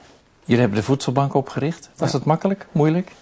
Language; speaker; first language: Dutch; native; Dutch